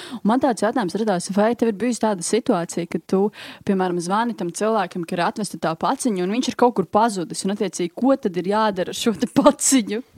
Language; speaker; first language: Latvian; native; Latvian